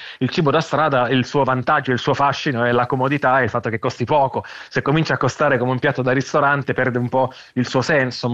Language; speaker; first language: Italian; native; Italian